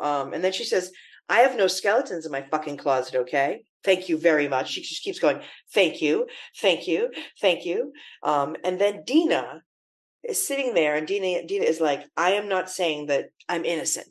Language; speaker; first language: English; native; English